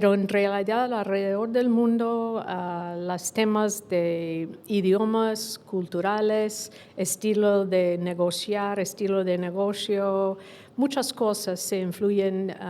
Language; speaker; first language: Spanish; non-native, fluent; English